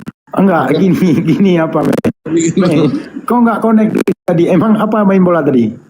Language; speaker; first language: Indonesian; native; Indonesian